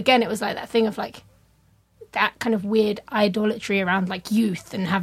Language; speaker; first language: English; native; English